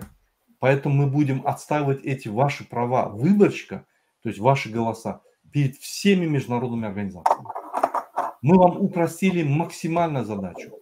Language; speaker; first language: Russian; native; Russian